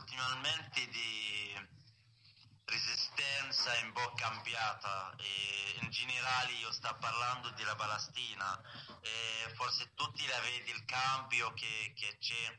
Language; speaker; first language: Italian; non-native, learner; Arabic